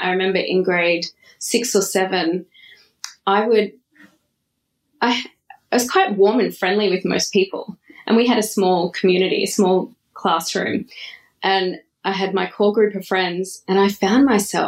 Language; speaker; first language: English; native; English